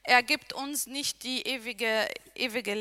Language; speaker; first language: German; non-native, learner; Arabic